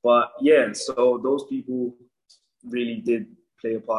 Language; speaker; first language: English; non-native, local second language; Igbo